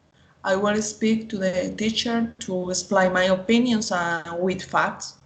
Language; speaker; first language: English; non-native, learner; Spanish